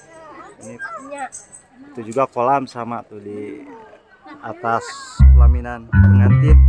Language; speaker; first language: Indonesian; non-native, local second language; Sundanese